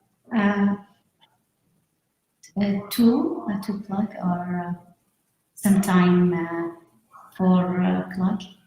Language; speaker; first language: English; non-native, learner; Arabic